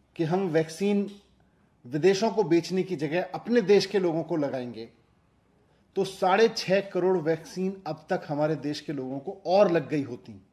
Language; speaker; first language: Hindi; native; Hindi